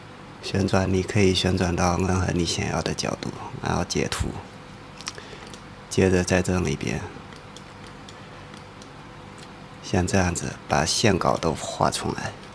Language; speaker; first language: Chinese; native; Chinese